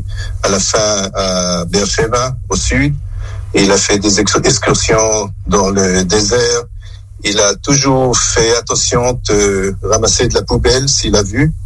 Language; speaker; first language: French; non-native, local second language; German